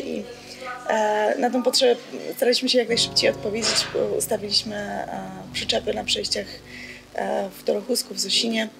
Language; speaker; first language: Polish; native; Polish